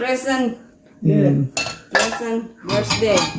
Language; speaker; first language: English; non-native, learner; Indonesian